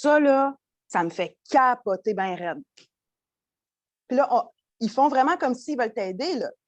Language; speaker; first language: French; native; French